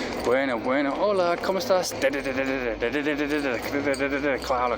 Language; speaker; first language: Spanish; non-native, learner; English